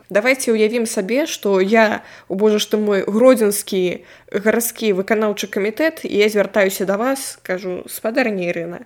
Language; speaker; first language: Belarusian; non-native, local second language; Russian